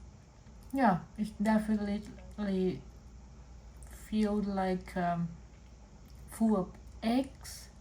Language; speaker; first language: English; non-native, fluent; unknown